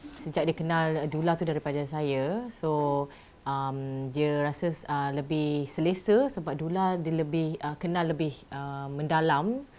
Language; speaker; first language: Malay; native; Malay